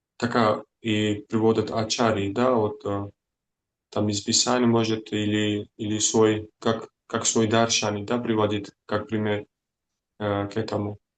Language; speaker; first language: Russian; non-native, fluent; Georgian